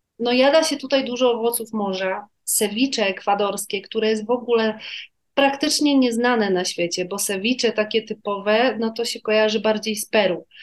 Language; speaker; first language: Polish; native; Polish